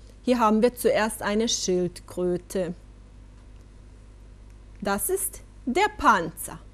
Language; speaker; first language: German; non-native, fluent; Bosnian